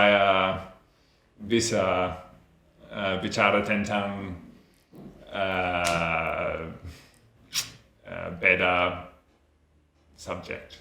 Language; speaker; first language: Indonesian; non-native, learner; English